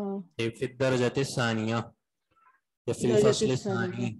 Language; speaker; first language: Arabic; non-native, fluent; Urdu